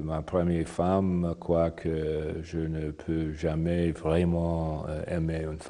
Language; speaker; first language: French; non-native, fluent; English